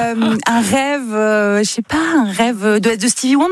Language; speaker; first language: French; native; French